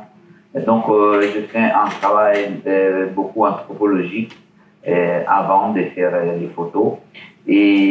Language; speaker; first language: French; non-native, learner; Italian